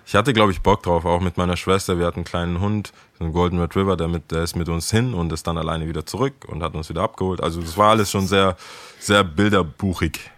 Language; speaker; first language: German; early bilingual, other home language; Akan